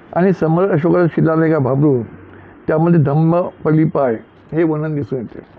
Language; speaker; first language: Marathi; native; Marathi